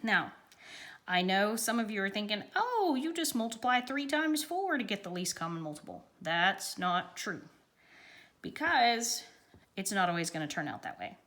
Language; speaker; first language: English; native; English